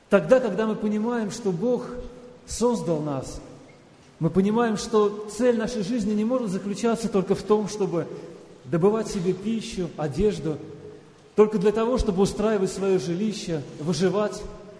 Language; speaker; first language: Russian; native; Russian